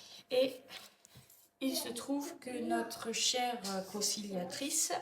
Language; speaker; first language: French; native; French